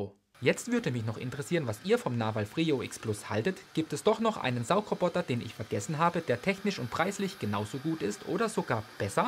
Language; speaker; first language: German; native; German